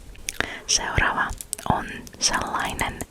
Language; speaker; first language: Finnish; non-native, fluent; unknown